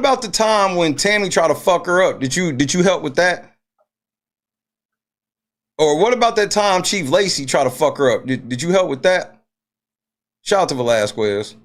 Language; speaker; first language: English; native; English